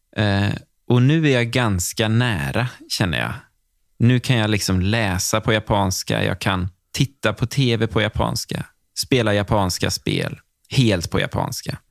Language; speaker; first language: Swedish; native; Swedish